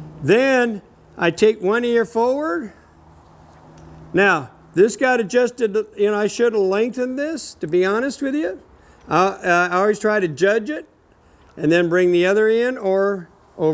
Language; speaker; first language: English; native; English